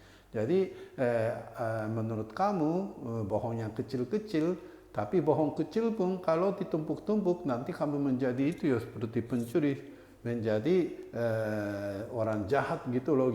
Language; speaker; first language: Indonesian; non-native, fluent; Japanese